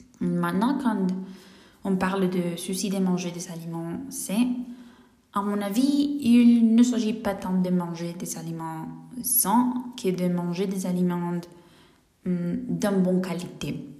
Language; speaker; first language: French; non-native, learner; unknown